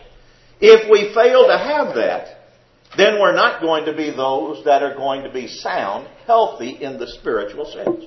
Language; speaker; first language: English; native; English